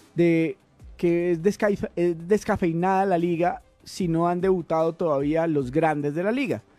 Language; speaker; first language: Spanish; native; Spanish